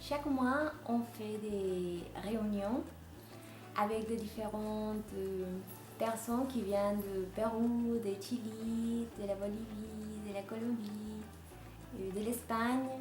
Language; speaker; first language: French; non-native, fluent; Spanish